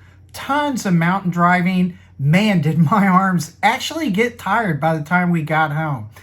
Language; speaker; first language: English; native; English